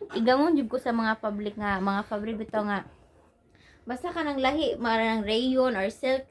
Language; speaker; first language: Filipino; non-native, local second language; Cebuano